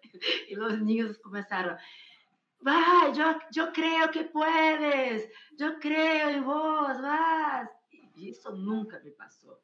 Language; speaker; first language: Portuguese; non-native, fluent; Spanish